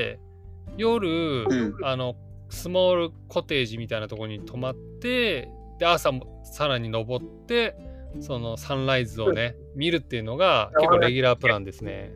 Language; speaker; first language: Japanese; native; Japanese